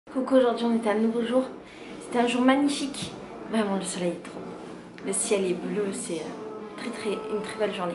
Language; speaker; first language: French; native; French